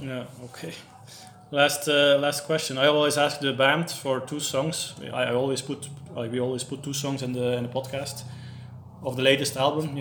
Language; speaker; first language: English; non-native, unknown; Dutch